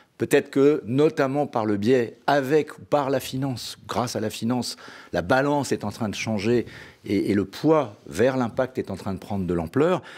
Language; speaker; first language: French; native; French